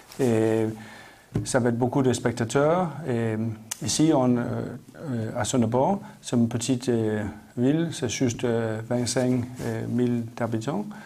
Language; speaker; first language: French; non-native, learner; Danish